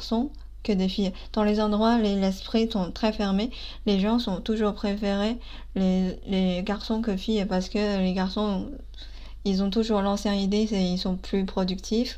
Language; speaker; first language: French; non-native, fluent; Chinese